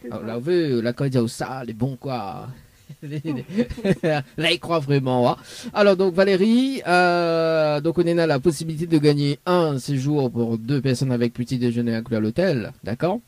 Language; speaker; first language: French; native; French